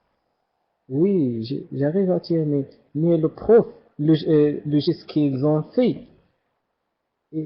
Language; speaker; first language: French; non-native, learner; Arabic